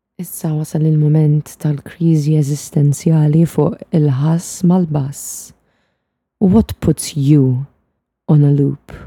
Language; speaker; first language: Maltese; native; Maltese